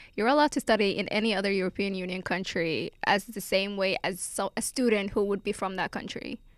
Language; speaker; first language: English; non-native, fluent; Finnish